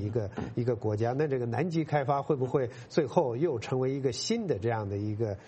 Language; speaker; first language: Chinese; native; Chinese